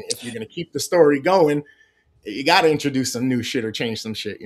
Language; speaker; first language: English; native; English